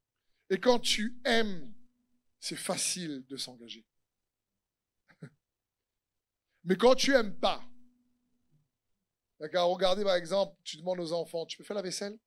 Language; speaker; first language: French; native; French